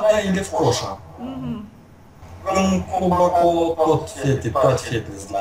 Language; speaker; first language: Romanian; non-native, local second language; Russian